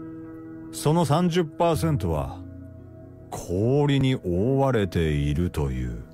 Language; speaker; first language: Japanese; native; Japanese